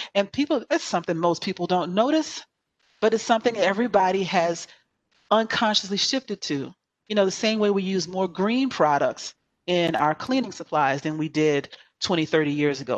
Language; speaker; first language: English; native; English